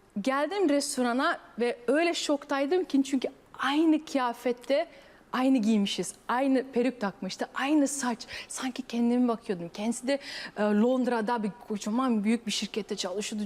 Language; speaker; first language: Turkish; early bilingual, heritage; Turkish